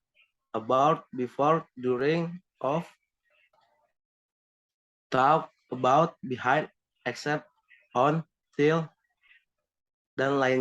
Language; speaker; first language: English; non-native, learner; Indonesian